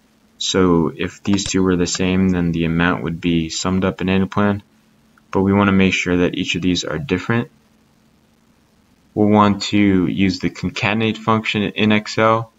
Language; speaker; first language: English; native; English